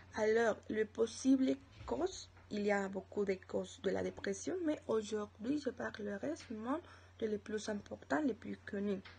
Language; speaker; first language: French; non-native, learner; Spanish